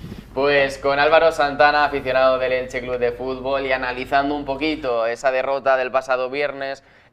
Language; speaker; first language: Spanish; native; Spanish